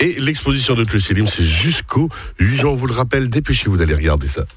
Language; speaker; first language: French; native; French